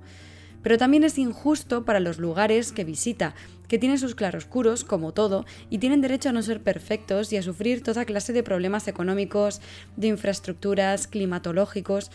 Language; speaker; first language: Spanish; native; Spanish